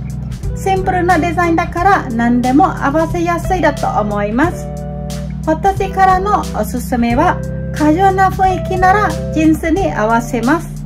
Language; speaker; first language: Japanese; non-native, fluent; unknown